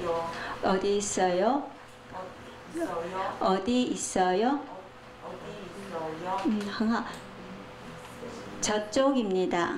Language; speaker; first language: Korean; non-native, fluent; Chinese